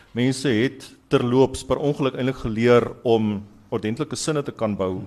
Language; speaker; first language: Afrikaans; native; Afrikaans